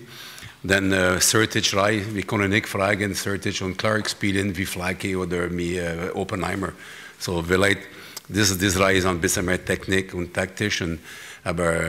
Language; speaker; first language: German; non-native, learner; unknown